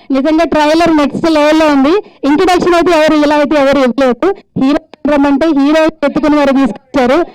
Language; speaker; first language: Telugu; non-native, learner; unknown